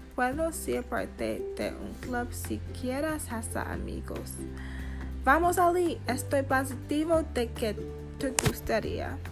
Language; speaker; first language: Spanish; non-native, learner; English